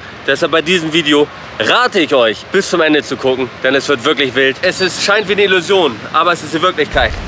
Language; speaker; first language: German; native; German